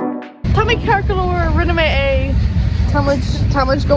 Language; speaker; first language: Irish; non-native, local second language; English